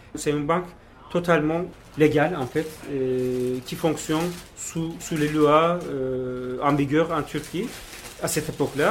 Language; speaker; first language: French; non-native, fluent; Turkish